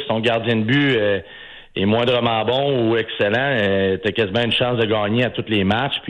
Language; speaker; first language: French; native; French